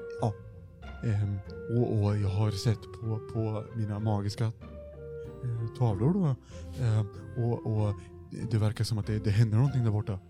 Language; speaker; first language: Swedish; native; Swedish